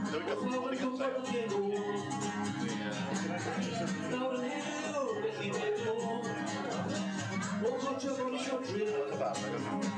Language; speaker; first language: Welsh; native; Welsh